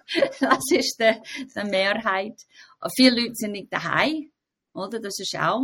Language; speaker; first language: German; non-native, fluent; English